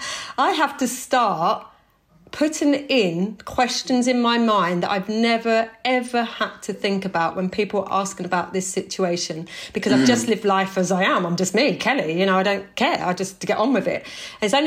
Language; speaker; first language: English; native; English